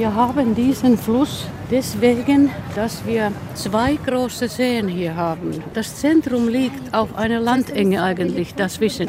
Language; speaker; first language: German; non-native, fluent; Finnish